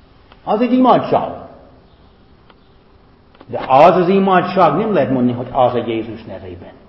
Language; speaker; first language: Hungarian; non-native, fluent; English